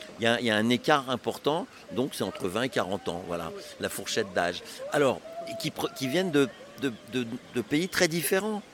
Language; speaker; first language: French; native; French